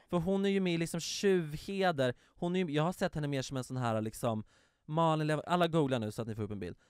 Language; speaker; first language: Swedish; native; Swedish